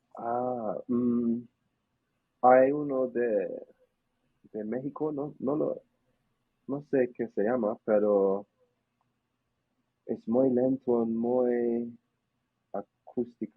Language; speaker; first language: Spanish; non-native, learner; English